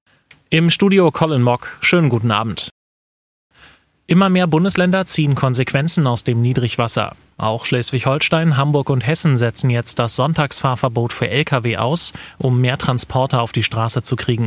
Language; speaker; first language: German; native; German